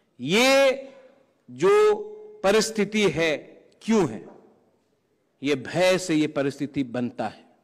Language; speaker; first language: Hindi; non-native, local second language; Kok Borok